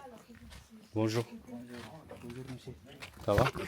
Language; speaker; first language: French; native; French